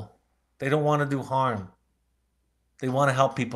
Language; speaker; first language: English; native; English